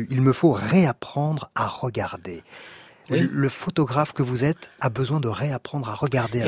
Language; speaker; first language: French; native; French